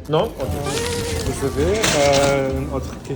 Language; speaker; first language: French; non-native, learner; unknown